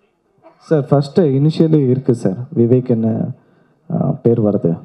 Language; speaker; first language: Tamil; non-native, learner; Kannada